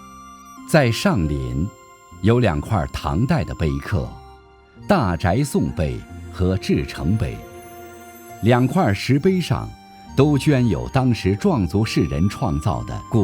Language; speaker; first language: Chinese; native; Chinese